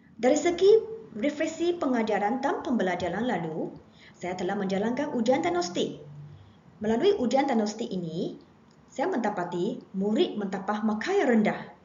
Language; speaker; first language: Malay; non-native, local second language; Chinese